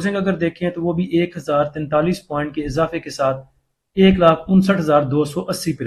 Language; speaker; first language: Hindi; native; Hindi